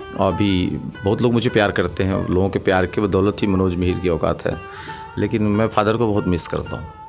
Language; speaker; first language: Hindi; native; Hindi